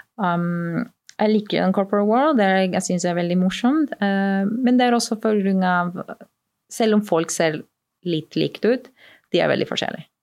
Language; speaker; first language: Norwegian; non-native, fluent; Spanish